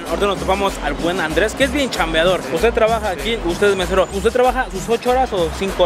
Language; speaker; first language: Spanish; native; Spanish